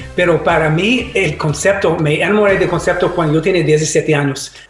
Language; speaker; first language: Spanish; non-native, fluent; English